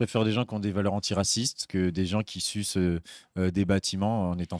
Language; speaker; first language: French; native; French